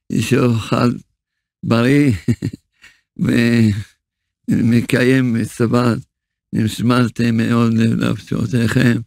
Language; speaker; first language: Hebrew; early bilingual, other home language; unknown